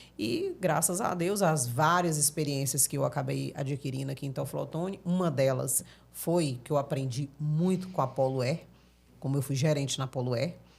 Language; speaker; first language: Portuguese; native; Portuguese